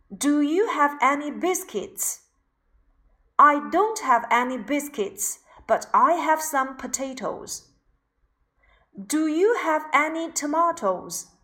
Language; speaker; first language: English; non-native, fluent; Chinese